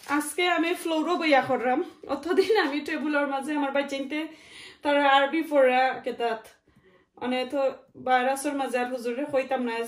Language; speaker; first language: Bangla; non-native, local second language; Sylheti